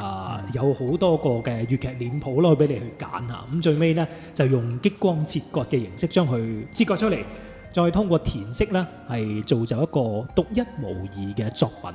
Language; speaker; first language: Chinese; non-native, local second language; Cantonese